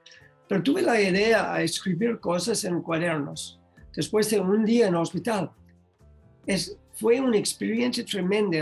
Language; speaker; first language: Spanish; non-native, learner; English